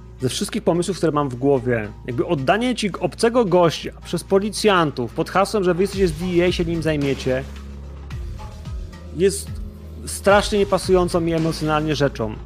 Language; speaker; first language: Polish; native; Polish